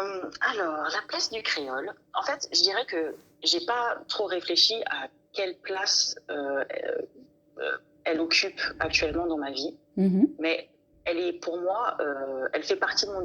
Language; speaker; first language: French; native; French